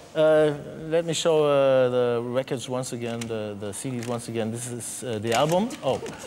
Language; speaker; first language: English; non-native, fluent; German